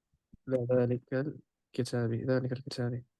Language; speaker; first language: Arabic; non-native, learner; Urdu